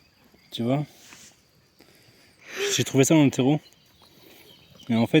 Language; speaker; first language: French; native; French